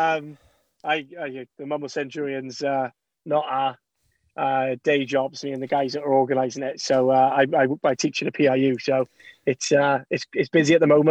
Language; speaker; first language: English; native; English